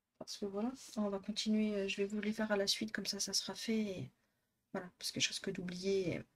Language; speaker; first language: French; native; French